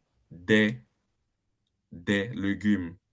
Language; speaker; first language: French; non-native, fluent; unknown